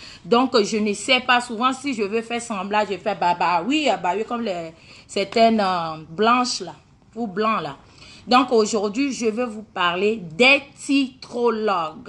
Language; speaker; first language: French; non-native, local second language; Ewe